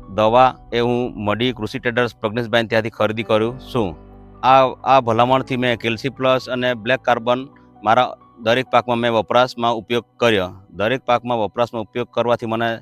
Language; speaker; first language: Gujarati; non-native, local second language; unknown